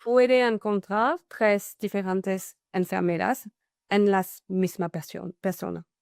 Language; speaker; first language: Spanish; non-native, fluent; French